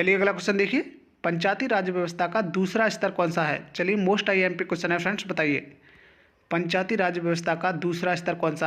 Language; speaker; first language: Hindi; native; Hindi